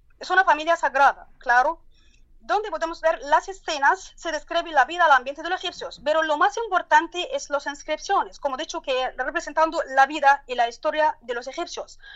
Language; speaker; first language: Spanish; non-native, learner; Arabic